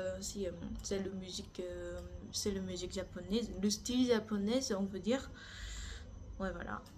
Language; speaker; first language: French; non-native, learner; Korean